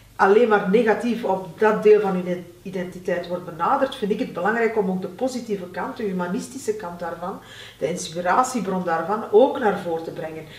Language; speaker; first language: Dutch; non-native, local second language; Turkish